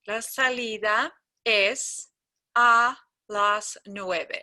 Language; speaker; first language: Spanish; non-native, fluent; English